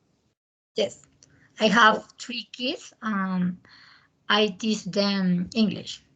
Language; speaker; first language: English; non-native, learner; Spanish